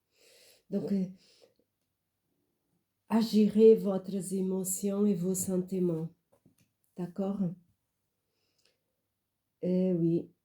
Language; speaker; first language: French; non-native, fluent; Portuguese